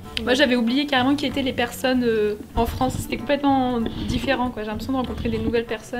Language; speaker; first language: French; native; French